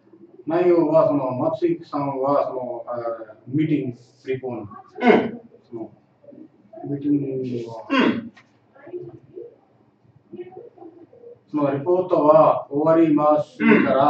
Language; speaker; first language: Japanese; non-native, learner; Tamil